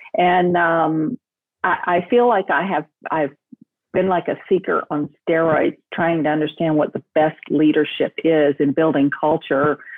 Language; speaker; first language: English; native; English